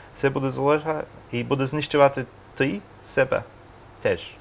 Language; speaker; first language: Ukrainian; non-native, learner; English